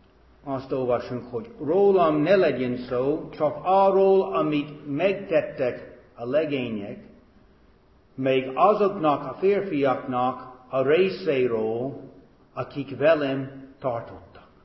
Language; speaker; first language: Hungarian; non-native, fluent; English